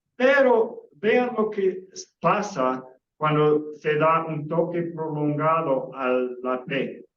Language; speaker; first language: Spanish; non-native, fluent; English